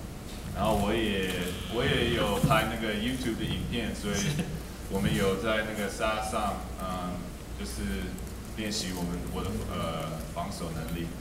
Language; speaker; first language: Chinese; early bilingual, heritage; English